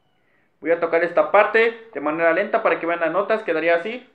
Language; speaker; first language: Spanish; native; Spanish